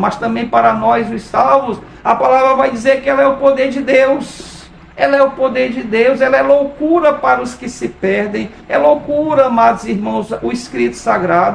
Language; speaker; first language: Portuguese; native; Portuguese